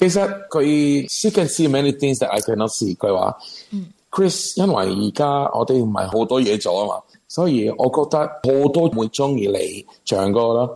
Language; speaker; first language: Cantonese; non-native, learner; Spanish